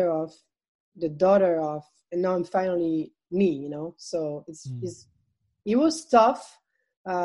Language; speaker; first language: English; non-native, fluent; French